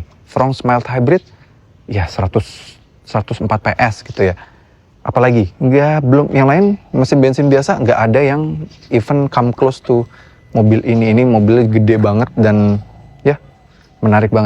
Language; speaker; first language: Indonesian; native; Indonesian